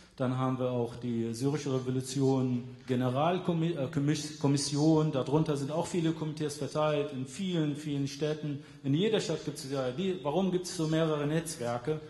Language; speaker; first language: German; non-native, fluent; Arabic